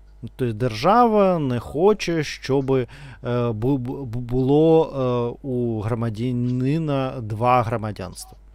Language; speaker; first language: Ukrainian; non-native, learner; Russian